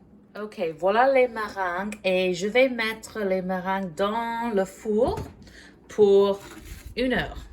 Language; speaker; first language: French; non-native, fluent; English